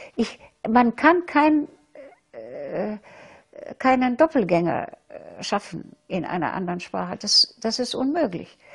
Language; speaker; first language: German; non-native, fluent; Russian